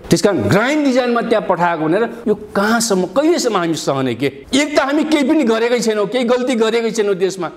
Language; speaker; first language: Nepali; non-native, local second language; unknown